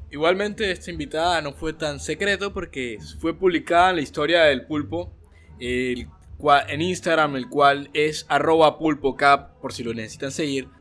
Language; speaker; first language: Spanish; native; Spanish